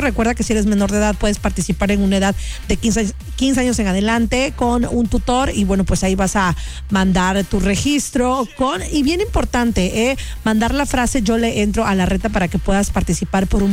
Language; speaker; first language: Spanish; native; Spanish